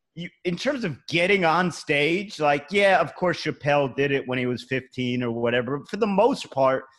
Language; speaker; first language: English; native; English